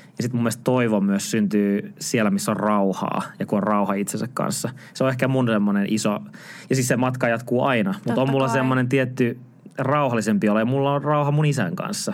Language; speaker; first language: Finnish; native; Finnish